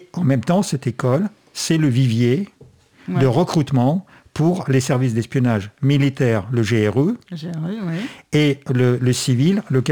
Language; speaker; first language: French; non-native, fluent; Russian